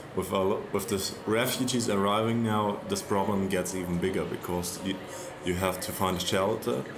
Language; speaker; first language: English; non-native, fluent; German